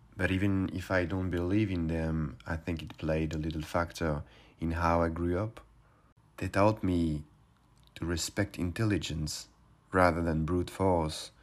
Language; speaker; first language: English; non-native, fluent; French